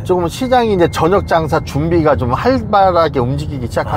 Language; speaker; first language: Korean; native; Korean